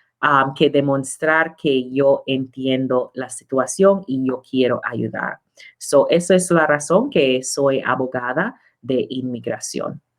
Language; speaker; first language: Spanish; non-native, learner; English